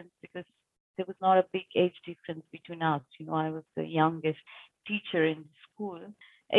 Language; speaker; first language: English; non-native, local second language; Bangla